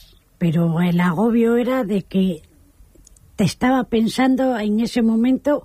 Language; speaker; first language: Spanish; native; Spanish